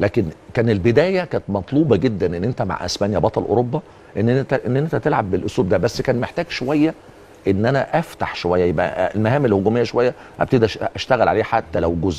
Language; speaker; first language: Arabic; native; Arabic